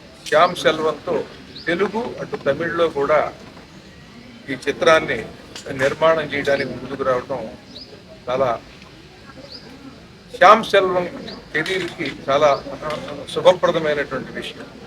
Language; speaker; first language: Telugu; native; Telugu